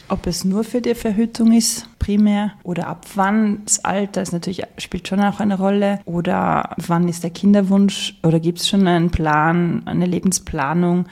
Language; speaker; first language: German; native; German